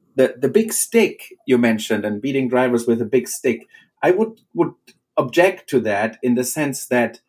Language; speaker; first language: English; non-native, fluent; German